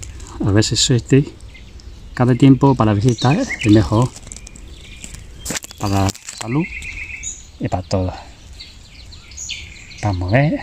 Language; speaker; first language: Spanish; non-native, learner; Chinese